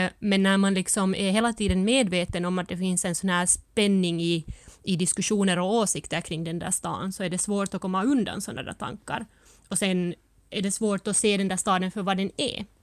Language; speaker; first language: Swedish; early bilingual, other home language; Finnish